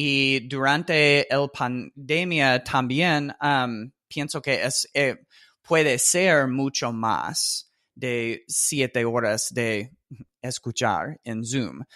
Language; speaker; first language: Spanish; non-native, fluent; English